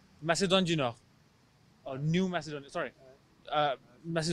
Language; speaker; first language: French; non-native, fluent; English